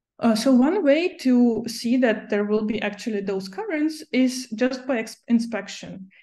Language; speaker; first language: English; non-native, fluent; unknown